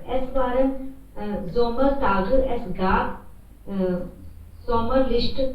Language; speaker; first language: German; non-native, learner; Hindi